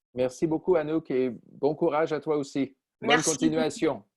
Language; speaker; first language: French; native; French